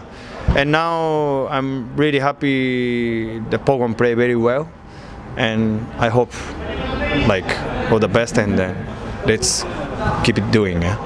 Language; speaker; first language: English; non-native, learner; Japanese